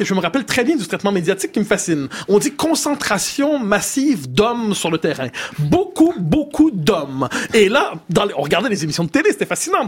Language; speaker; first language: French; native; French